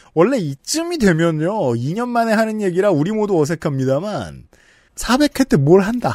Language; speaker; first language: Korean; native; Korean